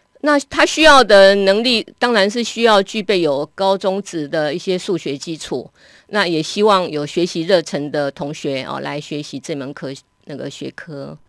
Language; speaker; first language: Chinese; native; Chinese